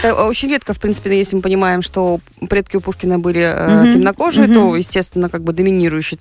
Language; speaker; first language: Russian; native; Russian